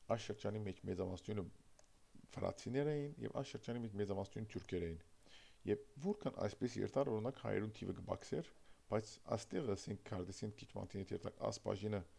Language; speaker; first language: Armenian; early bilingual, heritage; Armenian